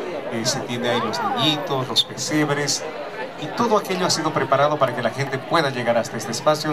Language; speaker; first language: Spanish; native; Spanish